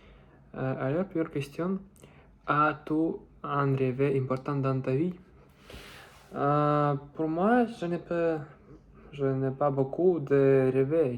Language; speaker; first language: French; non-native, learner; Russian